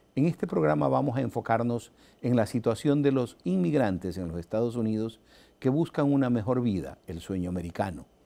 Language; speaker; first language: Spanish; native; Spanish